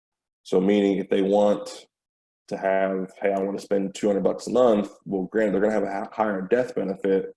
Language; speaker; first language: English; native; English